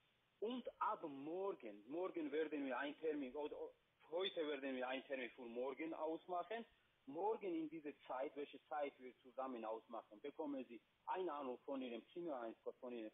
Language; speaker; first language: German; non-native, fluent; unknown